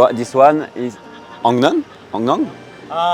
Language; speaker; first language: English; non-native, learner; French